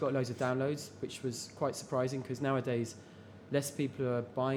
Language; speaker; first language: English; native; English